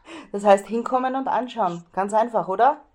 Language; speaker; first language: German; native; German